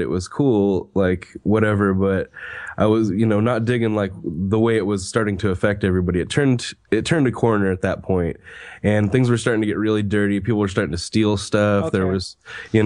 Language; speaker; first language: English; native; English